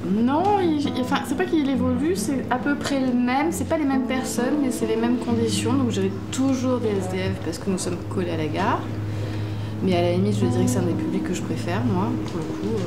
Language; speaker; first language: French; native; French